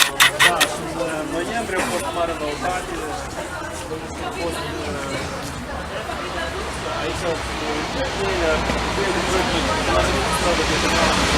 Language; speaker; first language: Romanian; native; Romanian